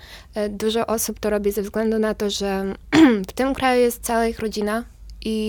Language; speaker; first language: Polish; non-native, fluent; Ukrainian